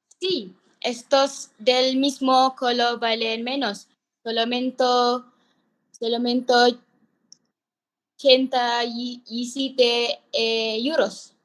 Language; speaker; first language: Spanish; non-native, learner; Malay